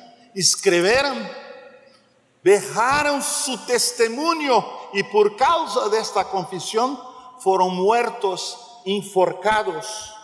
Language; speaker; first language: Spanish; non-native, learner; Portuguese